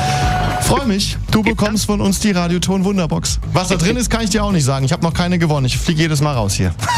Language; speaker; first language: German; native; German